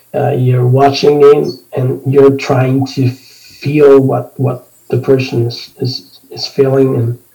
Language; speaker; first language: English; non-native, fluent; Spanish